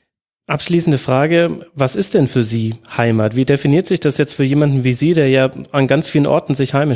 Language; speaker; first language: German; native; German